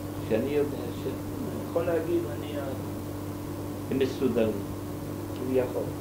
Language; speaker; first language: Hebrew; non-native, fluent; German